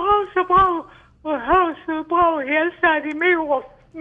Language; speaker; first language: Swedish; non-native, learner; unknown